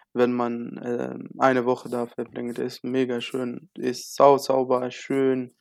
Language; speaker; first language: German; non-native, learner; Arabic